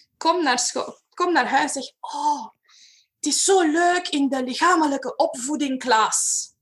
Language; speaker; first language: Dutch; non-native, fluent; Romanian